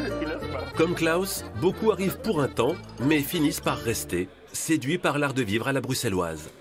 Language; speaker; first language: French; native; French